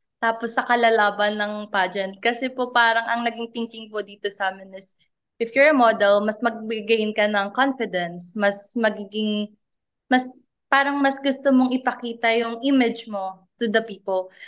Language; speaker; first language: Filipino; native; Filipino